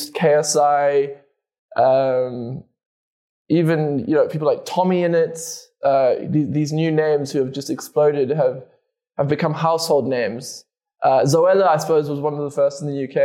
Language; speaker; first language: English; native; English